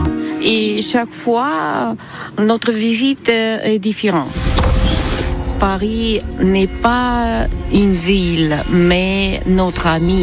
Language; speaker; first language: French; non-native, fluent; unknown